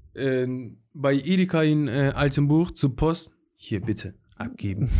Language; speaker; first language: German; non-native, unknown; Persian